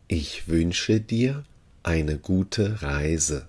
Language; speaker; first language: German; non-native, fluent; Uzbek